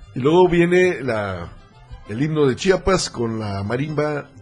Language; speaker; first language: Spanish; native; Spanish